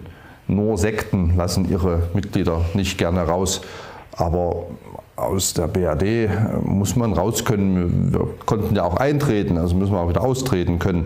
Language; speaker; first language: German; native; German